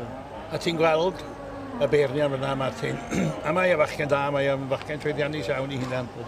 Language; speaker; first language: Welsh; native; Welsh